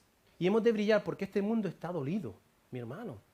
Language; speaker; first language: Spanish; native; Spanish